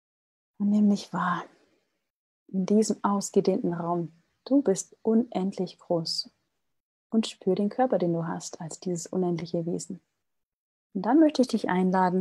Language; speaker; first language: German; native; German